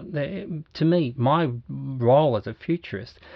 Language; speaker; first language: English; native; English